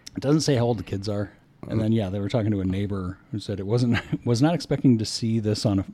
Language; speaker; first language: English; native; English